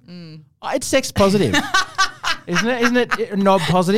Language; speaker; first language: English; native; English